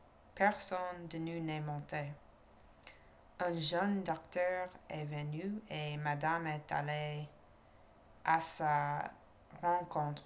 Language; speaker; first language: French; non-native, learner; English